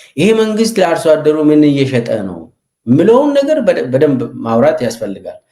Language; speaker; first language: Amharic; non-native, local second language; Oromo